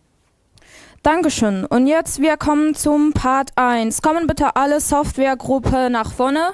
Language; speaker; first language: German; non-native, learner; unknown